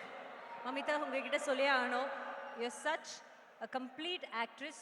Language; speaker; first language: Tamil; native; Tamil